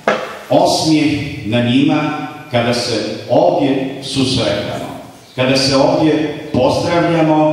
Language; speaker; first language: Croatian; native; Croatian